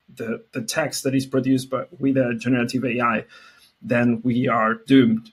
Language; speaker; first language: English; non-native, fluent; Spanish